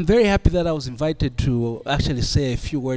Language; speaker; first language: English; non-native, local second language; Bemba